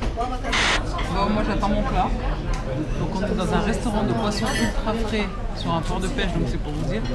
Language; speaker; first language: French; early bilingual, other home language; Arabic